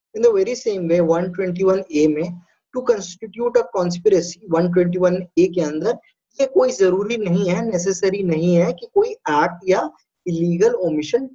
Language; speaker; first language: Hindi; native; Hindi